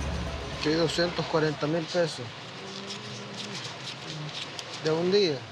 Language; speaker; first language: Spanish; native; Spanish